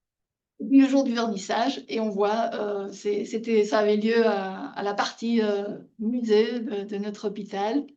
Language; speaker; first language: French; non-native, fluent; Spanish